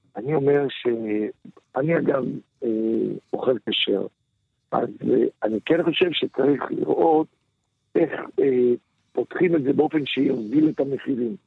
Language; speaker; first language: Hebrew; native; Hebrew